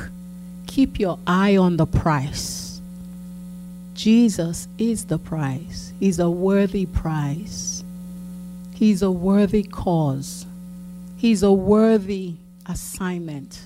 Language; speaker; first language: English; non-native, local second language; Yoruba